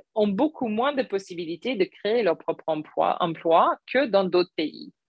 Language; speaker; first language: French; non-native, fluent; English